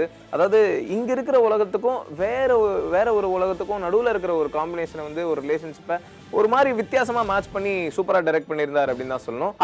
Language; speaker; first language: Tamil; native; Tamil